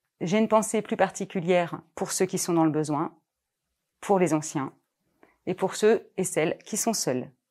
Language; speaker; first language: French; native; French